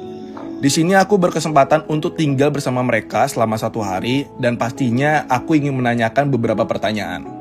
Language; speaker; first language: Indonesian; native; Indonesian